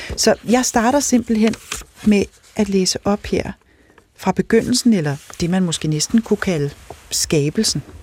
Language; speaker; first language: Danish; native; Danish